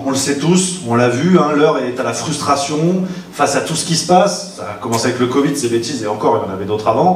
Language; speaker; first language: French; native; French